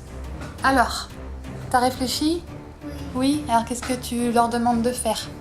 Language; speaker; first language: French; native; French